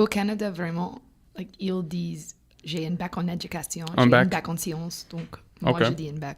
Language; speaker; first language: French; non-native, fluent; English